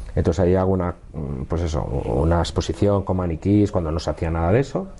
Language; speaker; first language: Spanish; native; Spanish